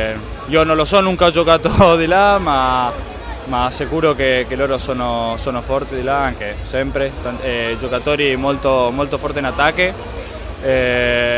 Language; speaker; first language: Italian; non-native, learner; Spanish